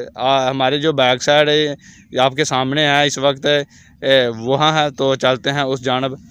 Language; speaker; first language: Urdu; non-native, local second language; Punjabi